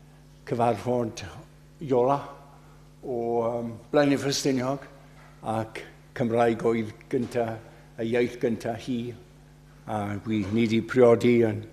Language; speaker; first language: Welsh; non-native, fluent; English